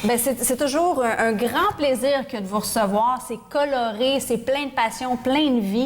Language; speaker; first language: French; native; French